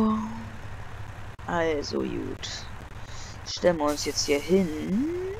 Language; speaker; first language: German; native; German